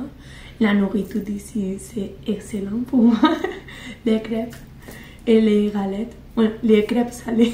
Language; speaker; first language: French; non-native, learner; Spanish